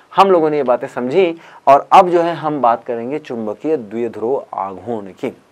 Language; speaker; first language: Hindi; native; Hindi